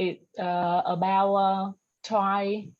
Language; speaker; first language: English; non-native, learner; Vietnamese